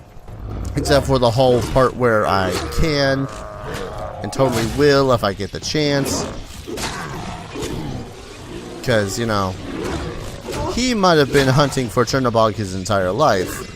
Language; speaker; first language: English; native; English